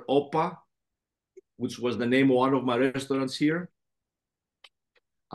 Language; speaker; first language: English; non-native, fluent; Greek